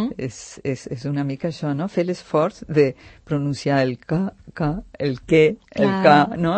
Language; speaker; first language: Catalan; non-native, fluent; Spanish